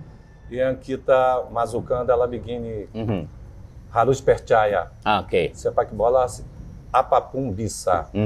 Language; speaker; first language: Indonesian; non-native, fluent; Portuguese